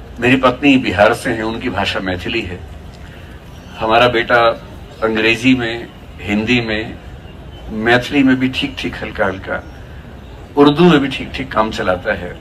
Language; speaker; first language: Hindi; native; Hindi